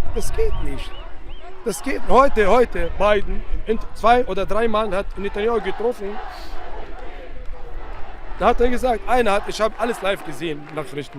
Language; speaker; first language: German; non-native, fluent; Arabic